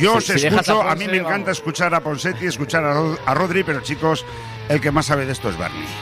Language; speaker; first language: Spanish; native; Spanish